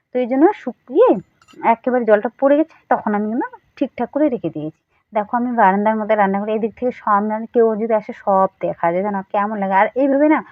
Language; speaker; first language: Bangla; non-native, local second language; Rangpuri